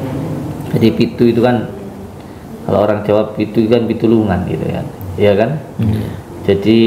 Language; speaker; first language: Indonesian; non-native, local second language; Javanese